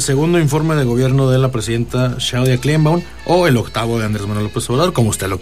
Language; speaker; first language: Spanish; native; Spanish